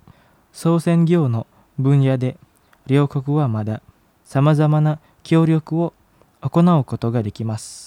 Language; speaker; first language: Japanese; non-native, fluent; Indonesian